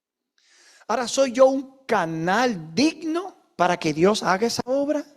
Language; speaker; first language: Spanish; native; Spanish